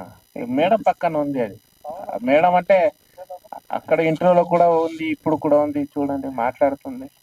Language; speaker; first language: Telugu; non-native, local second language; Hindi